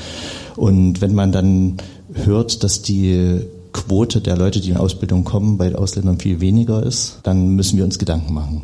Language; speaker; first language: German; native; German